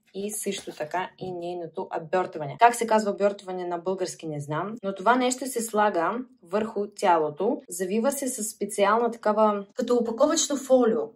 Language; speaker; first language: Bulgarian; non-native, fluent; Russian